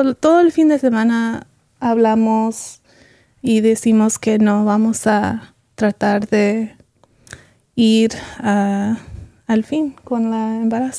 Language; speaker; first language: Spanish; early bilingual, heritage; Spanish